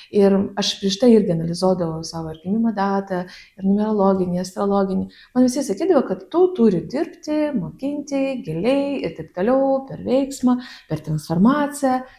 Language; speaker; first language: Lithuanian; non-native, fluent; Russian